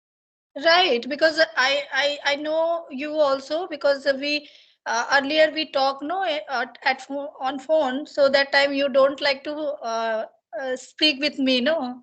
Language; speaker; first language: English; non-native, learner; Hindi